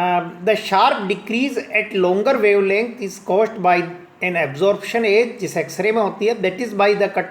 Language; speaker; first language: Hindi; native; Hindi